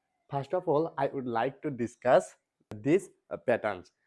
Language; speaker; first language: English; non-native, local second language; Bangla